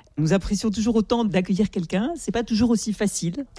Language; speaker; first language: French; native; French